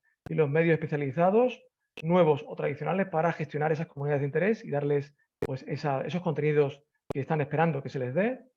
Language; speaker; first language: Spanish; native; Spanish